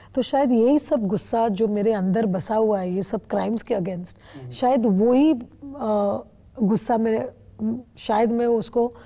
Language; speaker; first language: Hindi; non-native, local second language; Bangla